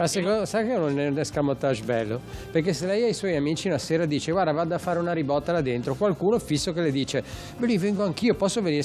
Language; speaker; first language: Italian; native; Italian